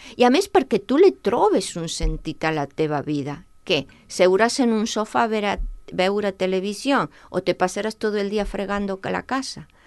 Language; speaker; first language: Catalan; non-native, local second language; Spanish